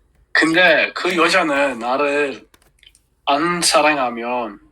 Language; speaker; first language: Korean; non-native, learner; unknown